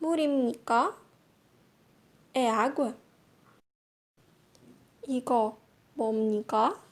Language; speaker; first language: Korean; non-native, fluent; Portuguese